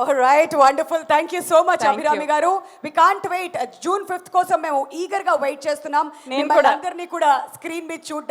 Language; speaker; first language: Telugu; native; Telugu